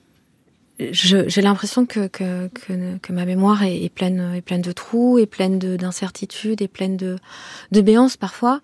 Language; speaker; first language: French; non-native, local second language; Kinyarwanda